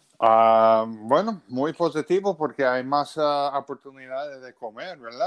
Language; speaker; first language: Spanish; non-native, fluent; English